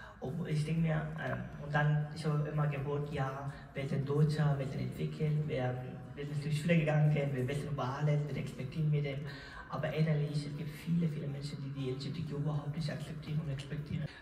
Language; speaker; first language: German; non-native, learner; Persian